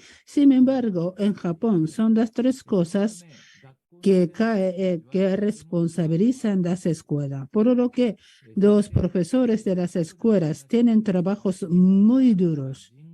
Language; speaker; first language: Spanish; non-native, learner; Japanese